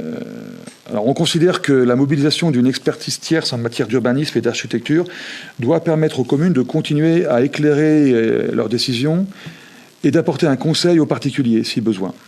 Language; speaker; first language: French; native; French